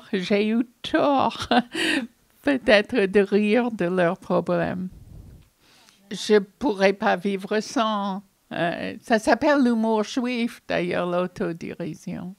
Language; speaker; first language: French; non-native, fluent; English